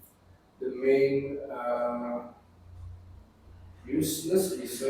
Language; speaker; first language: English; non-native, fluent; Indonesian